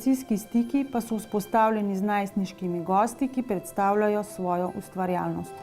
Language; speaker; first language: Slovenian; native; Slovenian